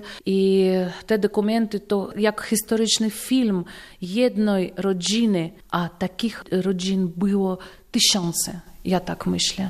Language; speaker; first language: Polish; non-native, fluent; Russian